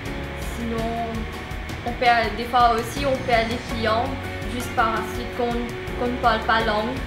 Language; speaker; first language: French; non-native, local second language; Morisyen